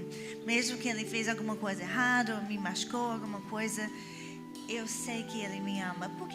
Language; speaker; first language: Portuguese; non-native, fluent; English